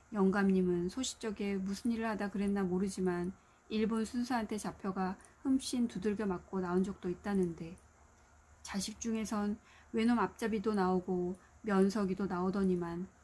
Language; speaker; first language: Korean; native; Korean